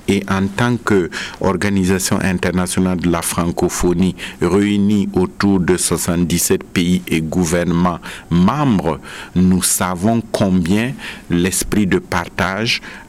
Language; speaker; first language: French; non-native, local second language; Mossi